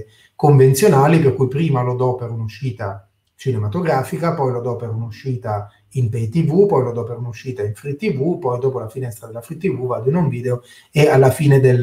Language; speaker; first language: Italian; native; Italian